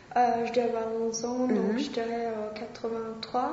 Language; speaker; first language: French; non-native, fluent; Swedish